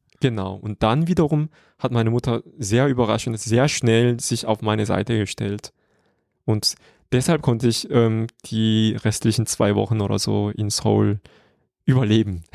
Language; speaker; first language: German; non-native, fluent; Korean